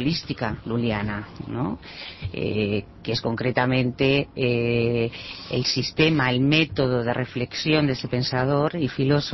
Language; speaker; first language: Spanish; early bilingual, heritage; Spanish